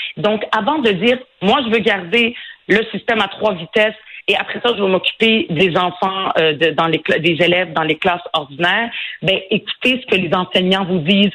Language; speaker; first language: French; early bilingual, other home language; Arabic